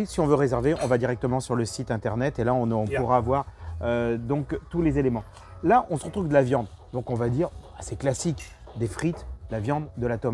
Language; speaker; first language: French; native; French